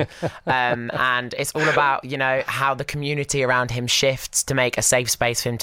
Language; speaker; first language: English; native; English